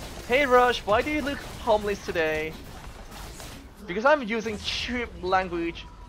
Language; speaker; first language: English; non-native, fluent; Korean